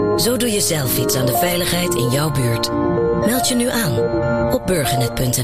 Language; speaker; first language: Dutch; native; Dutch